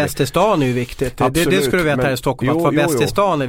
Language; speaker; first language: Swedish; native; Swedish